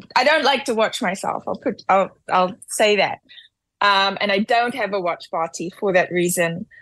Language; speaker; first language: English; native; English